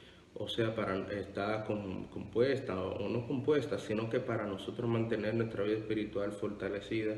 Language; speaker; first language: Spanish; native; Spanish